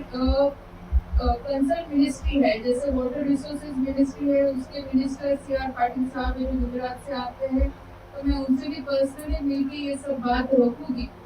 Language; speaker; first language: Hindi; non-native, local second language; Marathi